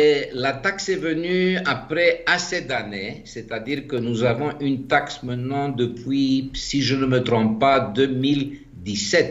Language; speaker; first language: French; non-native, fluent; Greek